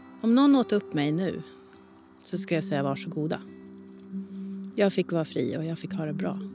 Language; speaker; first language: Swedish; native; Swedish